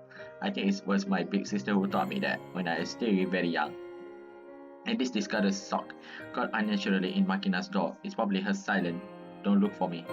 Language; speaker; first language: English; non-native, local second language; Malay